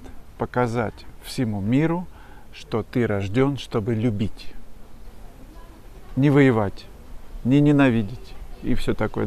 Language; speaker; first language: Russian; native; Russian